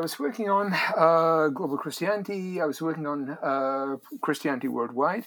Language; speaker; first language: English; native; English